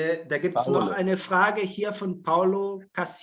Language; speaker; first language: German; non-native, fluent; Portuguese